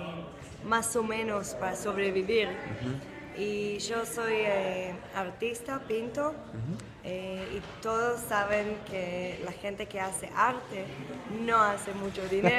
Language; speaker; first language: Spanish; early bilingual, heritage; Spanish